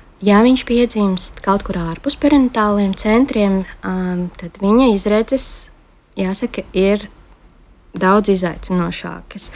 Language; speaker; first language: Latvian; native; Latvian